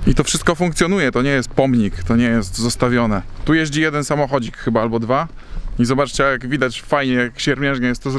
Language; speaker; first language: Polish; native; Polish